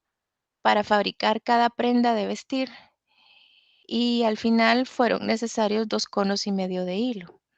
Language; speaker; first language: Spanish; native; Spanish